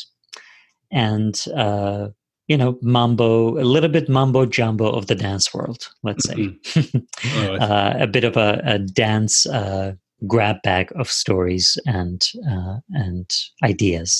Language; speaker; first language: English; non-native, fluent; Turkish